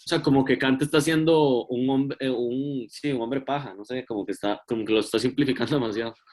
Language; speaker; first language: Spanish; native; Spanish